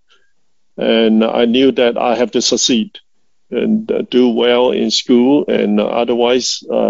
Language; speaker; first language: English; non-native, local second language; Cantonese